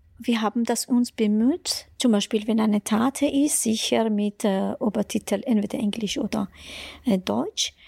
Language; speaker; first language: German; non-native, fluent; Persian